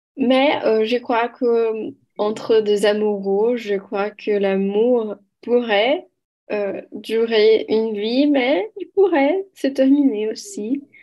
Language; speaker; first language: French; non-native, learner; Portuguese